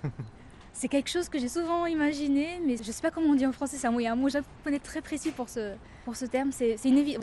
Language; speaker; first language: French; native; French